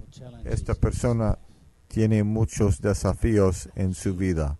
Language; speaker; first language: Spanish; non-native, fluent; Finnish